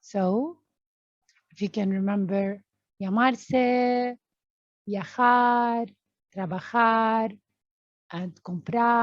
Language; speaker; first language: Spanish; non-native, learner; Arabic